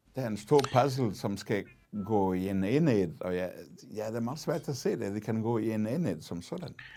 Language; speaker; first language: Danish; non-native, fluent; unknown